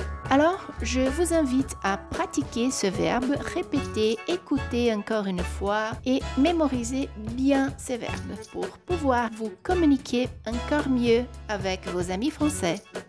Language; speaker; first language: French; non-native, fluent; Portuguese